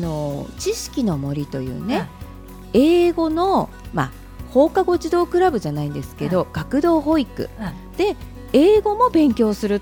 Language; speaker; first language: Japanese; native; Japanese